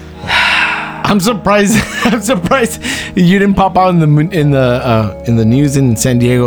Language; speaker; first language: English; early bilingual, other home language; Spanish